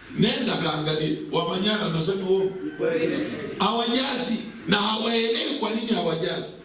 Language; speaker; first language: Swahili; native; Swahili